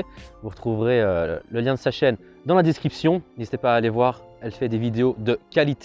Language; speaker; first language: French; native; French